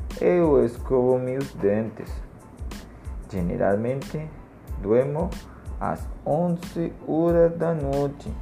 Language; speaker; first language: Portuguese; non-native, learner; Spanish